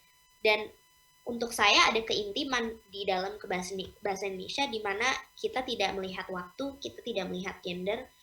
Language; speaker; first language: Indonesian; non-native, local second language; English